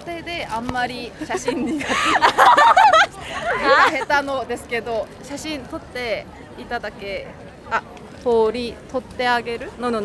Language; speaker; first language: Japanese; non-native, learner; Korean